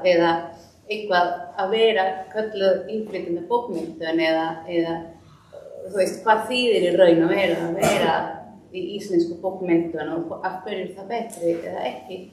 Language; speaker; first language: Icelandic; non-native, fluent; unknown